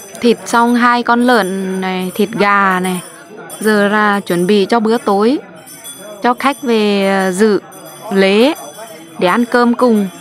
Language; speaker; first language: Vietnamese; non-native, local second language; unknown